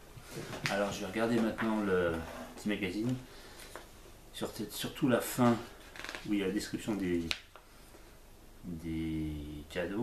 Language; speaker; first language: French; native; French